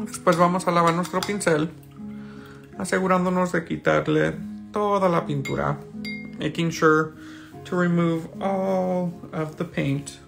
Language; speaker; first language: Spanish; early bilingual, heritage; Spanish